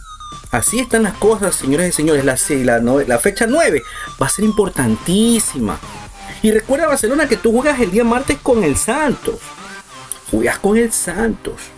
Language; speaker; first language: Spanish; native; Spanish